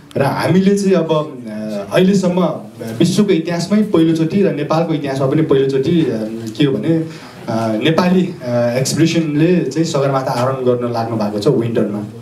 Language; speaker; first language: Nepali; non-native, local second language; Sherpa